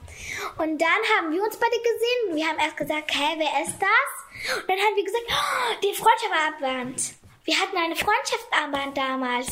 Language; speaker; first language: German; early bilingual, other home language; Kurdish